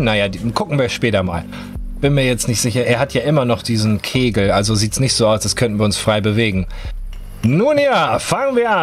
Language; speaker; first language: German; native; German